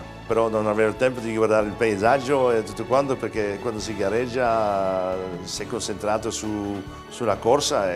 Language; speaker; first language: Italian; non-native, fluent; Dutch